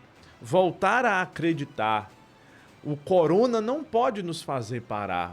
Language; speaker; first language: Portuguese; native; Portuguese